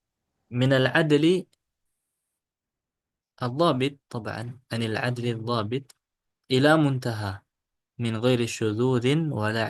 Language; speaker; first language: Arabic; non-native, fluent; Indonesian